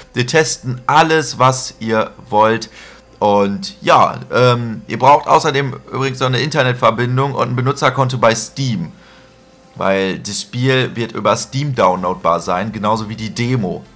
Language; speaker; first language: German; native; German